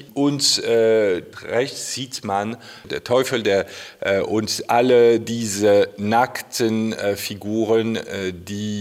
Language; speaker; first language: German; non-native, fluent; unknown